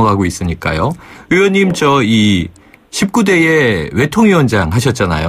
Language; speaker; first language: Korean; native; Korean